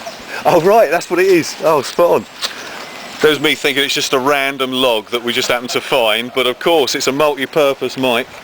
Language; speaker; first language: English; native; English